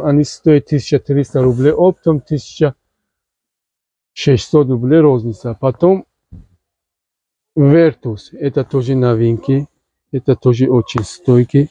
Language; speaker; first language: Russian; non-native, learner; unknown